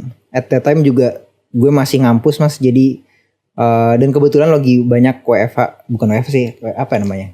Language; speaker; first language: Indonesian; native; Indonesian